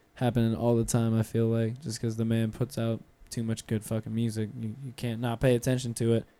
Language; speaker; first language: English; native; English